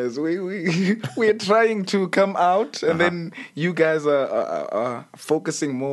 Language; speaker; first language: English; non-native, local second language; Xhosa